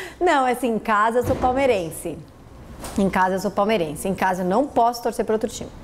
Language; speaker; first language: Portuguese; native; Portuguese